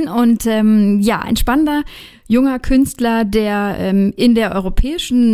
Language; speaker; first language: German; native; German